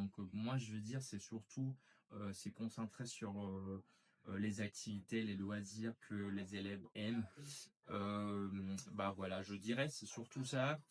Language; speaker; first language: French; non-native, fluent; Spanish